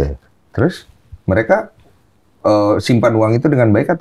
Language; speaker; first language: Indonesian; native; Indonesian